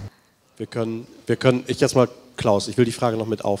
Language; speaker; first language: German; native; German